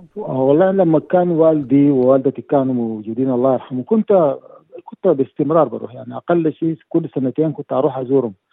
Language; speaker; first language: Arabic; native; Arabic